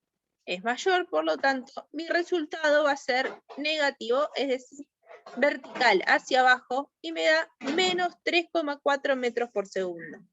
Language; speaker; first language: Spanish; native; Spanish